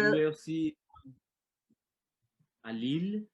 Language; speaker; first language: French; non-native, learner; Spanish